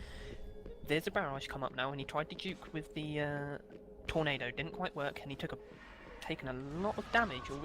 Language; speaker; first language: English; native; English